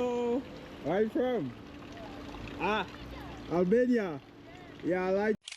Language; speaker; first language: English; non-native, learner; French